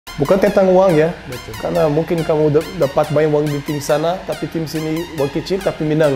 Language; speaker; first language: Indonesian; non-native, learner; Portuguese